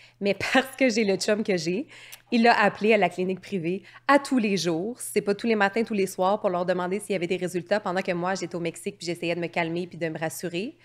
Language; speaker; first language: French; native; French